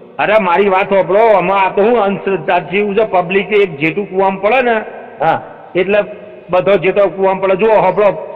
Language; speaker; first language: Gujarati; native; Gujarati